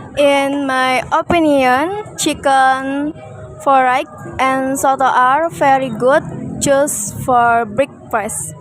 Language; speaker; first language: English; non-native, learner; Indonesian